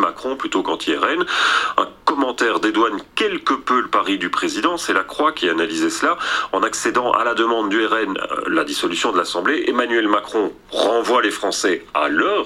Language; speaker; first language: French; native; French